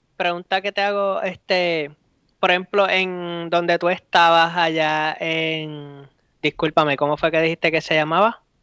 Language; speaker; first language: Spanish; native; Spanish